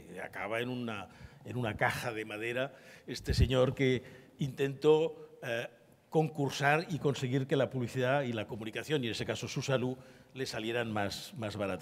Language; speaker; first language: Spanish; native; Spanish